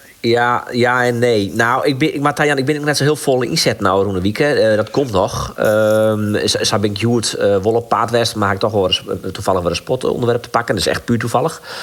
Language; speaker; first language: Dutch; non-native, local second language; Western Frisian